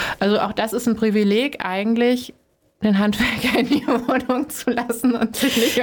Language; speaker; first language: German; native; German